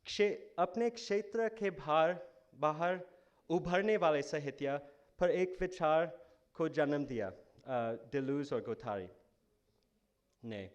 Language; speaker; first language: Hindi; non-native, fluent; English